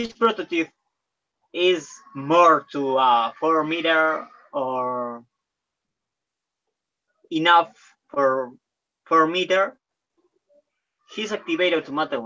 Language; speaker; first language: English; non-native, learner; Spanish